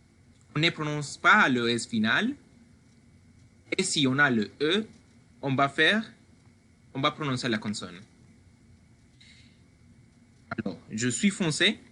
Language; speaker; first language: French; non-native, fluent; Spanish